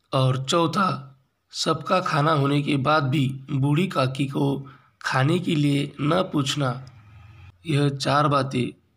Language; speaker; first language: Hindi; non-native, local second language; Marathi